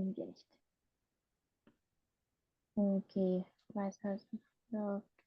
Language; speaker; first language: German; non-native, fluent; Spanish